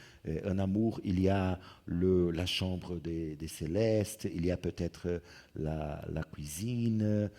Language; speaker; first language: French; non-native, fluent; Portuguese